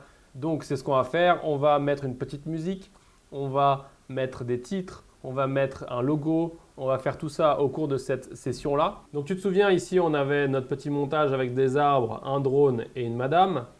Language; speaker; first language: French; native; French